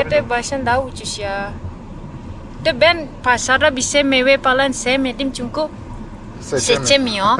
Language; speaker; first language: Turkish; non-native, learner; Indonesian